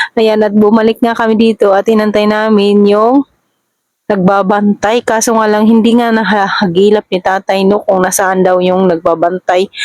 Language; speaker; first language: Filipino; non-native, local second language; Cebuano